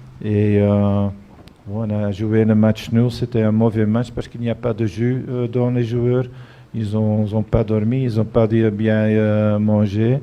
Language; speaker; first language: French; non-native, fluent; Dutch